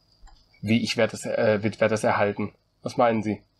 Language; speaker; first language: German; native; German